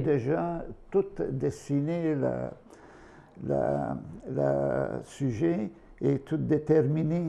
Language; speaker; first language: French; non-native, fluent; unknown